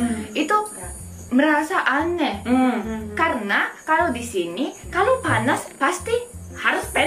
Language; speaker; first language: Indonesian; non-native, fluent; Japanese